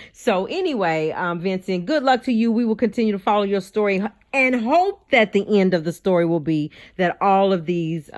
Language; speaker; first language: English; native; English